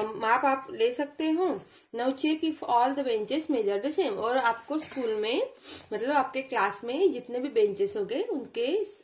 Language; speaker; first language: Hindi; non-native, local second language; Marathi